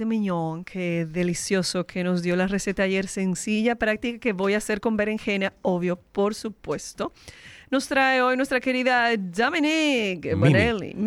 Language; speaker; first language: Spanish; native; Spanish